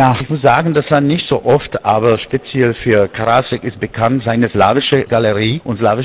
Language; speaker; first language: German; non-native, fluent; Czech